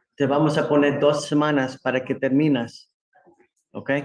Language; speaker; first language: Spanish; non-native, learner; English